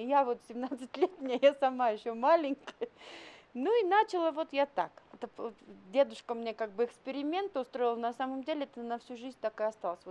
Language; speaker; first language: Russian; native; Russian